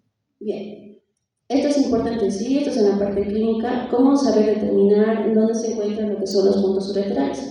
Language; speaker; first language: Spanish; native; Spanish